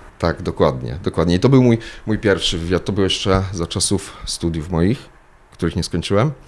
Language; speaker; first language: Polish; native; Polish